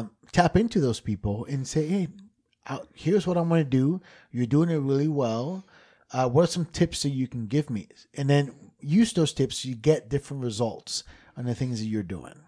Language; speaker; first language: English; early bilingual, other home language; Spanish